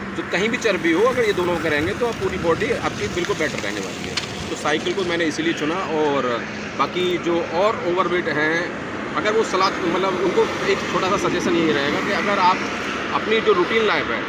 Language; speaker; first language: Hindi; native; Hindi